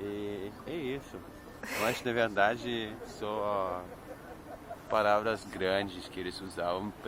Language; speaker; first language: Portuguese; non-native, fluent; Russian